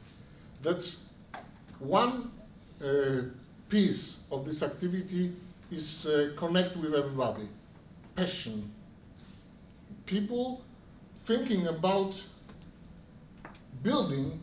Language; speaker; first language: English; non-native, learner; Polish